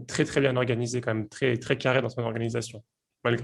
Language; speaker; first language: French; native; French